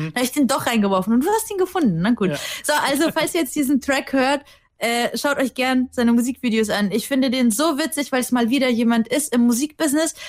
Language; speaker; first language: German; early bilingual, other home language; Russian